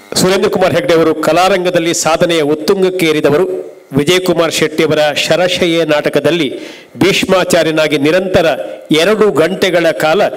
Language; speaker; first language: Kannada; non-native, local second language; Tulu